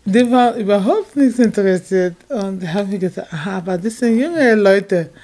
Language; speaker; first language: German; non-native, fluent; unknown